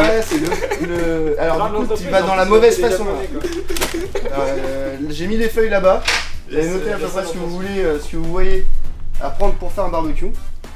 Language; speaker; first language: French; native; French